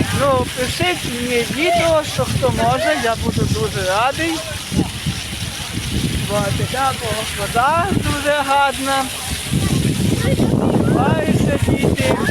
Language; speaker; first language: Ukrainian; native; Ukrainian